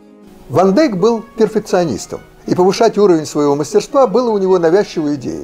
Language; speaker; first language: Russian; native; Russian